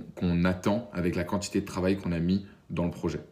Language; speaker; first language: French; native; French